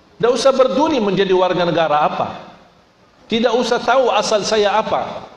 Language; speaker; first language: Indonesian; non-native, fluent; Arabic